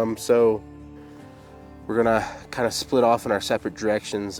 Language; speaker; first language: English; native; English